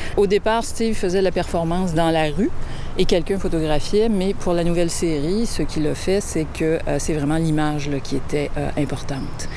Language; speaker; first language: French; native; French